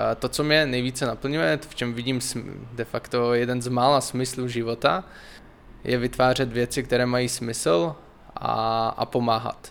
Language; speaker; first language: Czech; native; Czech